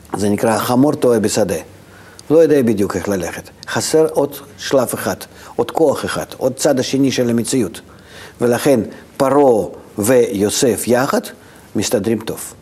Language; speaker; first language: Hebrew; non-native, fluent; Russian